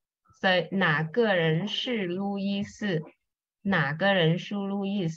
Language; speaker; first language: Chinese; non-native, fluent; Vietnamese